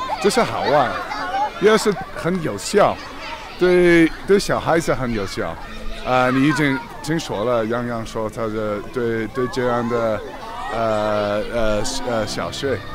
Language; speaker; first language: Chinese; non-native, learner; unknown